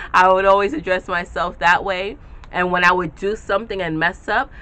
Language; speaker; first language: English; native; English